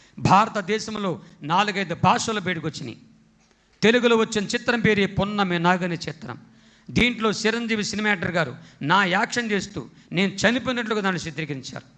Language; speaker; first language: Telugu; non-native, local second language; Koya